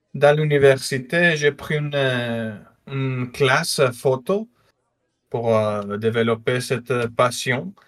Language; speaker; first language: French; non-native, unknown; Spanish